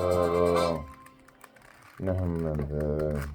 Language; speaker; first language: Spanish; non-native, learner; English